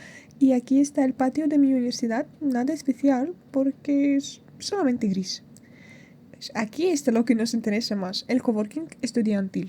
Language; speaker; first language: Spanish; non-native, fluent; Russian